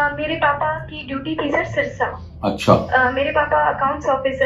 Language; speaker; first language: Hindi; native; Hindi